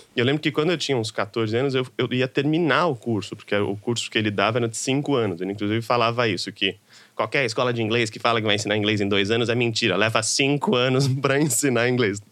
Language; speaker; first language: Portuguese; native; Portuguese